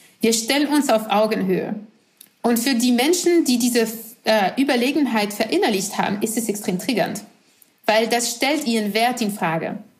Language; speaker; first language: German; non-native, fluent; French